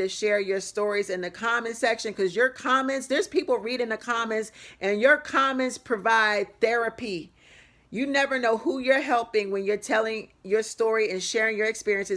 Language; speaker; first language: English; native; English